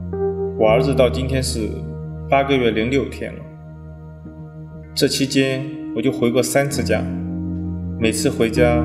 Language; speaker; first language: Chinese; native; Chinese